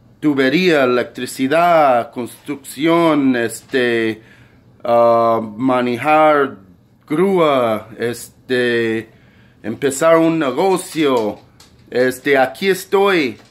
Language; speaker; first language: Spanish; early bilingual, heritage; Spanish